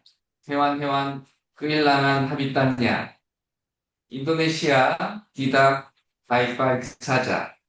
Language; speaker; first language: Indonesian; non-native, fluent; Korean